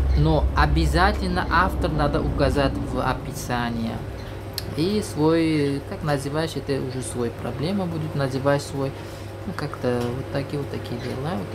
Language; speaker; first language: Russian; non-native, local second language; Uzbek